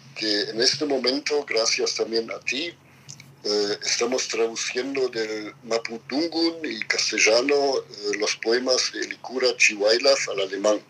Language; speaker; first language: Spanish; non-native, fluent; German